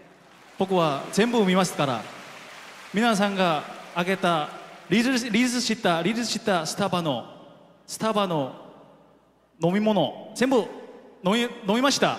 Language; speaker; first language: Japanese; non-native, fluent; Korean